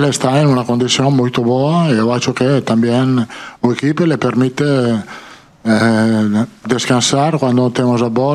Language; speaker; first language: Portuguese; non-native, fluent; Italian